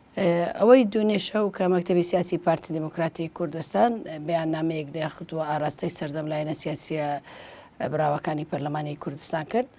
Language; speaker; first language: Central Kurdish; non-native, local second language; Turkish